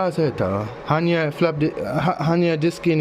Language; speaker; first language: Indonesian; non-native, learner; English